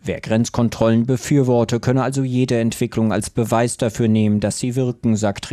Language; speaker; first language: German; native; German